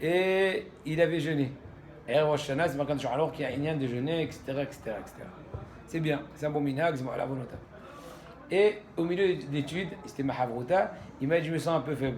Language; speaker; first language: French; native; French